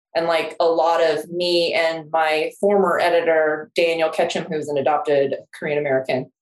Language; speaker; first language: English; non-native, fluent; Korean